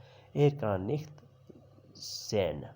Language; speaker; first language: German; non-native, learner; Urdu